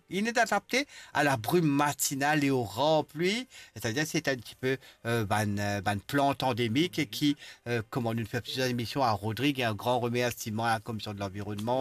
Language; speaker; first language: French; non-native, local second language; Morisyen